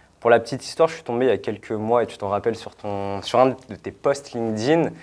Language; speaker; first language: French; native; French